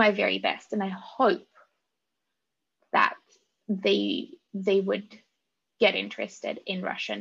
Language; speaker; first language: English; non-native, fluent; Russian